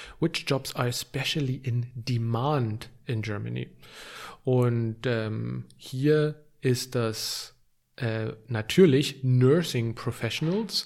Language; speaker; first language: German; native; German